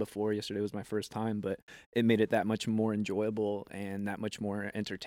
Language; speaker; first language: English; native; English